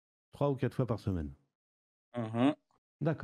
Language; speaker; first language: French; native; French